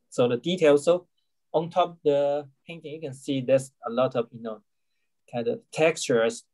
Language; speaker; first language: English; non-native, learner; Chinese